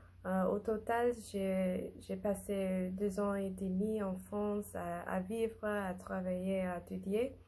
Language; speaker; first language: French; non-native, fluent; English